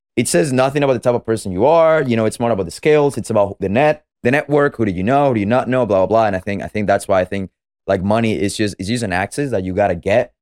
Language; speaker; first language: English; non-native, fluent; Spanish